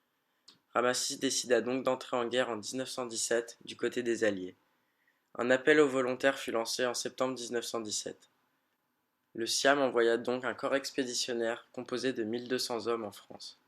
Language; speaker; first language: French; native; French